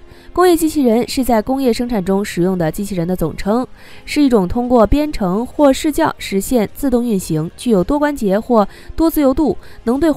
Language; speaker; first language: Chinese; native; Chinese